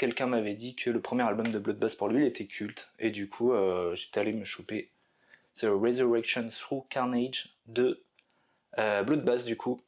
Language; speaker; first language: French; native; French